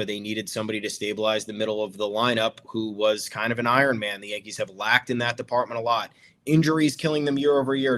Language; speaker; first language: English; native; English